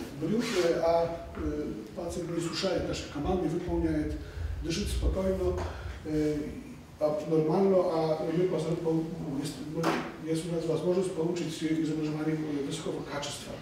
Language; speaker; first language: Russian; non-native, fluent; Polish